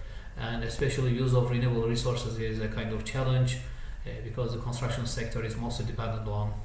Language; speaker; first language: English; non-native, fluent; Turkish